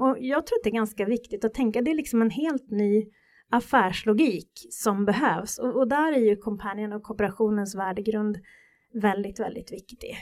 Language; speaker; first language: Swedish; native; Swedish